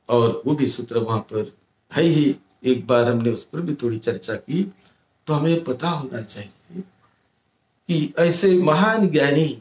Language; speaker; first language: Hindi; non-native, local second language; Marathi